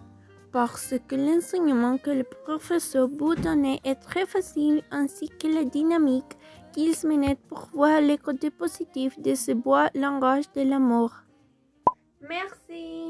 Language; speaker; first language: French; non-native, learner; Spanish